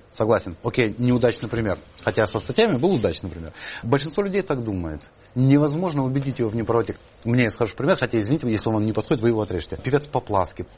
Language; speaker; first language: Russian; native; Russian